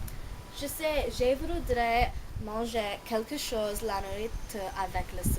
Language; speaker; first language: French; non-native, learner; English